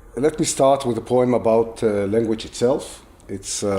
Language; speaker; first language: English; non-native, fluent; Hebrew